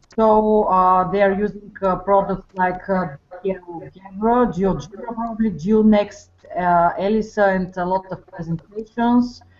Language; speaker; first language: English; non-native, fluent; Bulgarian